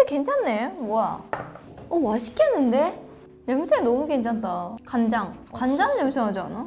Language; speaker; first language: Korean; non-native, fluent; Japanese